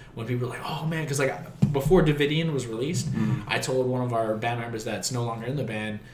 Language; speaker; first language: English; native; English